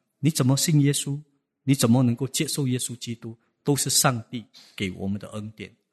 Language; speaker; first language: Chinese; native; Chinese